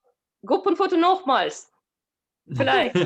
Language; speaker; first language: German; non-native, learner; Russian